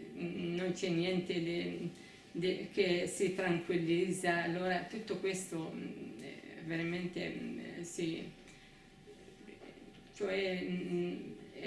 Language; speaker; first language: Italian; non-native, fluent; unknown